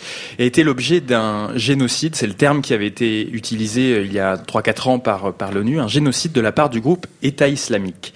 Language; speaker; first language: French; native; French